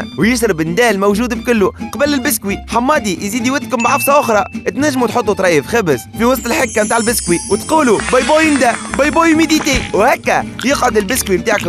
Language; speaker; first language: Arabic; native; Arabic